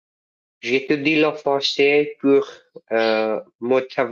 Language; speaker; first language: French; non-native, learner; Bangla